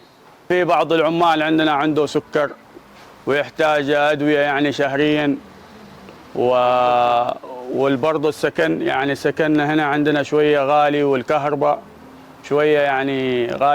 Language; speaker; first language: Arabic; native; Arabic